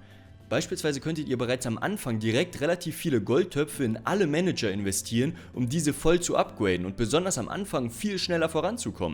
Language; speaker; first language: German; native; German